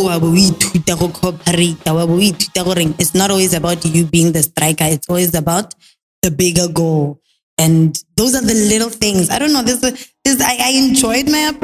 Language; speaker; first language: English; non-native, local second language; Tswana